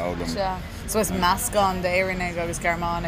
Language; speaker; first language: Irish; native; Irish